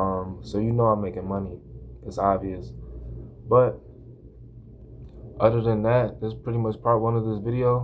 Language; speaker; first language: English; native; English